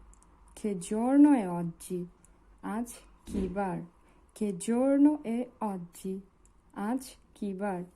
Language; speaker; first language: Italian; non-native, learner; Bangla